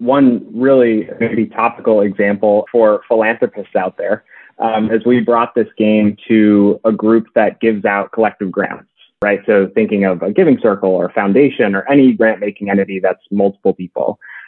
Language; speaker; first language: English; native; English